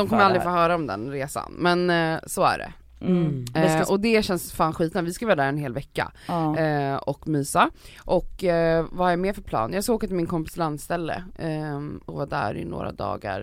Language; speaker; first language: Swedish; native; Swedish